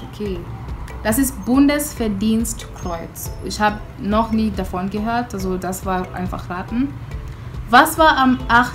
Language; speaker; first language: German; non-native, fluent; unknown